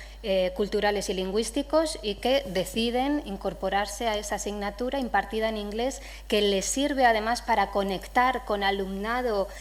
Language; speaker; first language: Spanish; native; Spanish